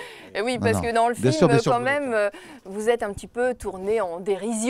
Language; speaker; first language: French; native; French